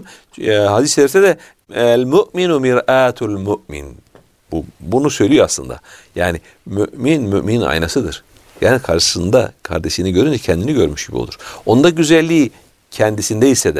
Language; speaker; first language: Turkish; native; Turkish